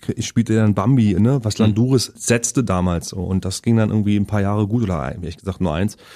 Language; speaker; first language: German; native; German